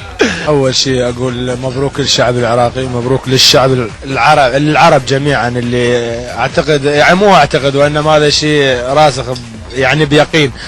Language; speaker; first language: Arabic; native; Arabic